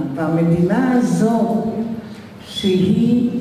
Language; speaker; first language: Hebrew; early bilingual, other home language; Polish